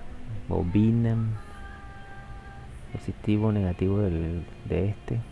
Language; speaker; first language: Spanish; native; Spanish